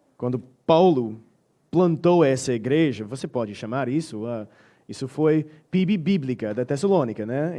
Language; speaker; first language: Portuguese; non-native, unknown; English